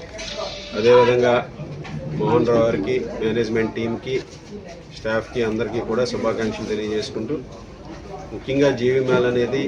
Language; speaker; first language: Telugu; native; Telugu